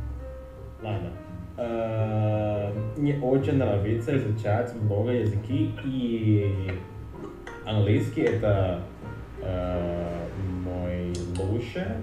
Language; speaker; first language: Russian; non-native, learner; Indonesian